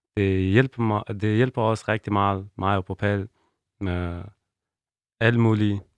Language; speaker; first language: Danish; non-native, learner; Persian